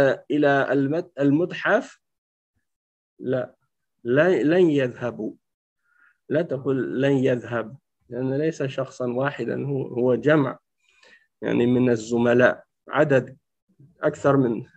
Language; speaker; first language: Arabic; non-native, fluent; French